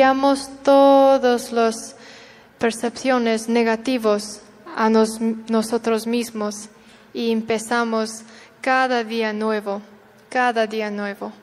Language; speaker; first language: Spanish; non-native, learner; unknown